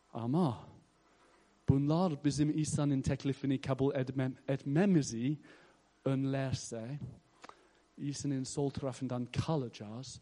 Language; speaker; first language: Turkish; non-native, fluent; English